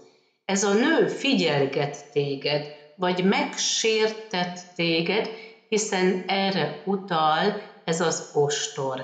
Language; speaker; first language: Hungarian; native; Hungarian